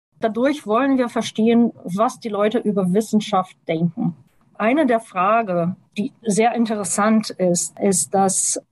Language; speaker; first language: German; non-native, fluent; Portuguese